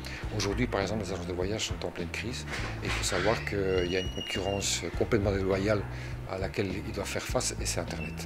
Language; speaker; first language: French; native; French